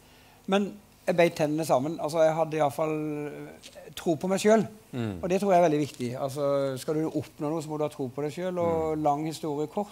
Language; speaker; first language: Norwegian; native; Norwegian